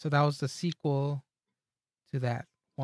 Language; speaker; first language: English; native; English